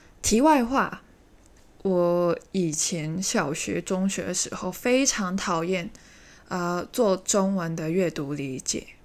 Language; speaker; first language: Chinese; native; Chinese